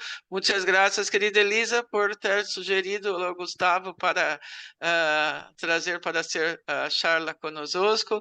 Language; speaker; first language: Portuguese; non-native, learner; Spanish